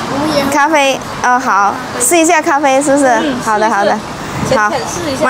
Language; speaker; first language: Chinese; non-native, fluent; Indonesian